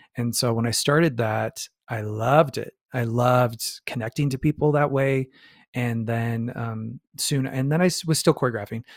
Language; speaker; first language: English; native; English